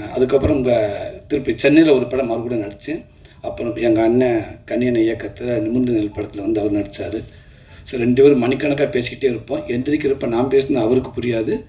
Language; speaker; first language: Tamil; native; Tamil